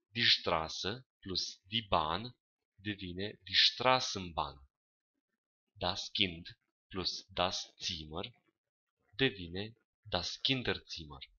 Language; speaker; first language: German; non-native, fluent; Romanian